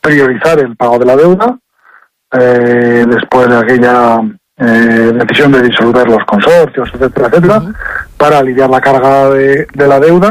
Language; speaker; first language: Spanish; native; Spanish